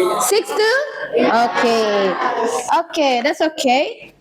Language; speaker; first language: English; non-native, learner; Indonesian